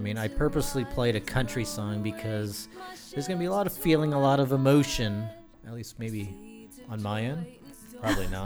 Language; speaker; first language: English; native; English